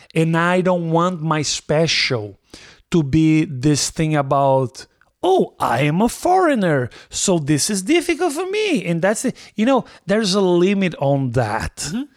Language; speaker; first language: English; non-native, fluent; Portuguese